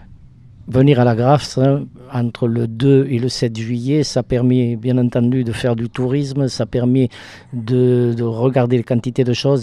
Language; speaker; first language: French; native; French